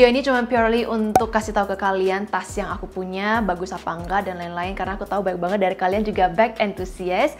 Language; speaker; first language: Indonesian; native; Indonesian